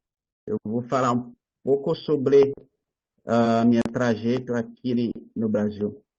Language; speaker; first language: Portuguese; non-native, learner; Haitian Creole